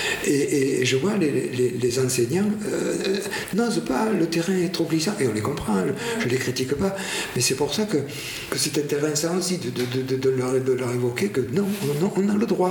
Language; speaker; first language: French; native; French